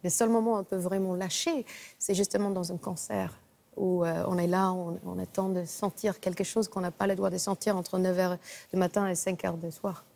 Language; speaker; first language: French; non-native, fluent; English